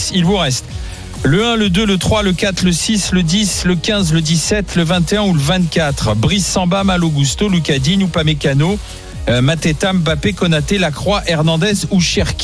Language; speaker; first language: French; native; French